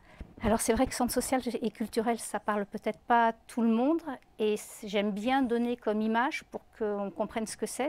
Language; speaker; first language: French; native; French